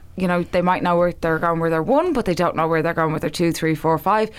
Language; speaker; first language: English; native; English